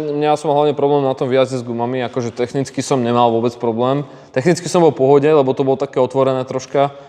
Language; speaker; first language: Slovak; native; Slovak